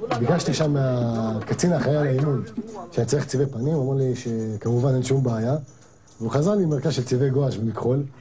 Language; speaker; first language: Hebrew; native; Hebrew